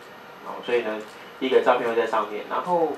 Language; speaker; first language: Chinese; native; Chinese